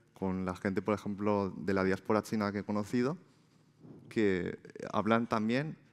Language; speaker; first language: Spanish; native; Spanish